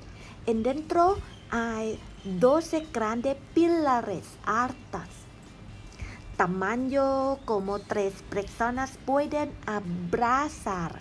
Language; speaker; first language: Spanish; non-native, learner; Thai